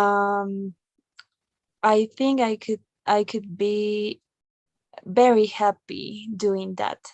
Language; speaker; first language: English; non-native, learner; Spanish